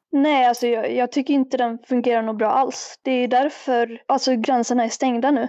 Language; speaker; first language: Swedish; native; Swedish